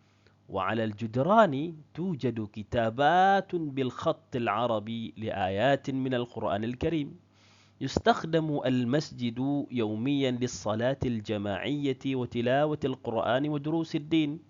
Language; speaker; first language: Arabic; non-native, fluent; Indonesian